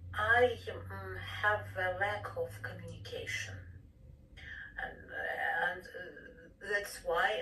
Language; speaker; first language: English; non-native, fluent; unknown